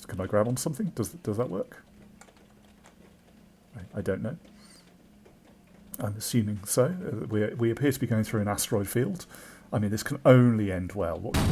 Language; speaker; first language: English; native; English